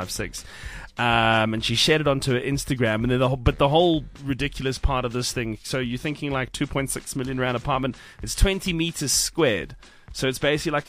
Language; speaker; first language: English; native; English